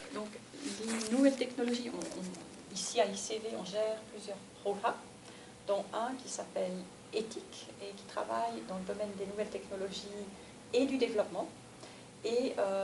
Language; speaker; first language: French; native; French